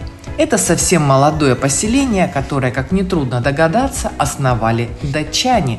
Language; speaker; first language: Russian; native; Russian